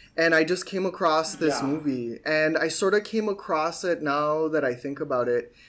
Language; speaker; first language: English; native; English